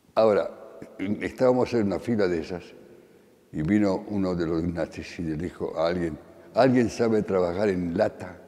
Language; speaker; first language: Spanish; early bilingual, other home language; Polish